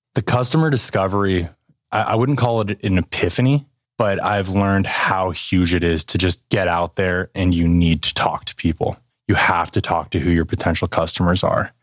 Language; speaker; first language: English; native; English